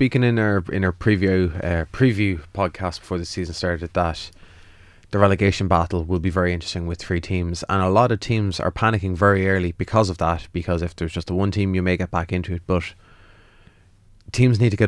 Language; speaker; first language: English; native; English